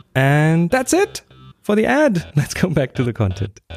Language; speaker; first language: English; non-native, fluent; German